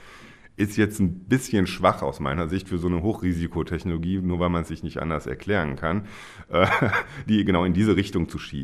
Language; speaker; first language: German; native; German